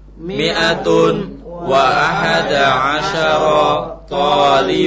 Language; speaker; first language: Arabic; non-native, learner; Indonesian